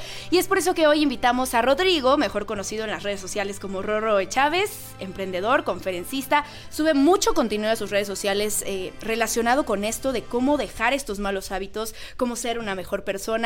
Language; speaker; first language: Spanish; native; Spanish